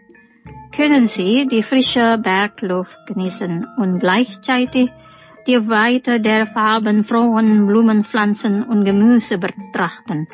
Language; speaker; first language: German; non-native, fluent; Indonesian